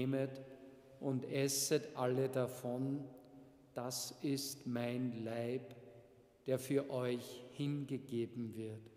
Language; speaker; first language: German; native; German